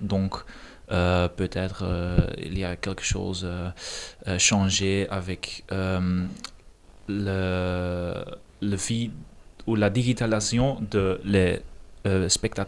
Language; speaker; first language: French; non-native, learner; Dutch